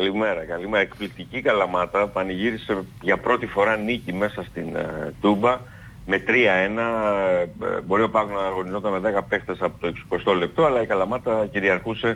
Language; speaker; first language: Greek; native; Greek